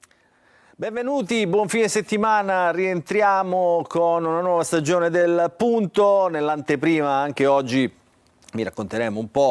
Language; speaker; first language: Italian; native; Italian